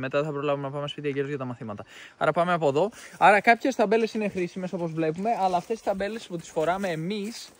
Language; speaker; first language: Greek; native; Greek